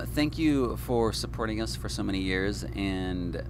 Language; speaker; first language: English; native; English